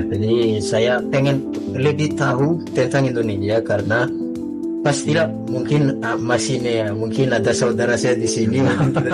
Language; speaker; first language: Indonesian; non-native, fluent; Malagasy